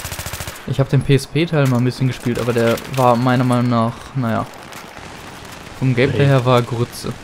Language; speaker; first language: German; native; German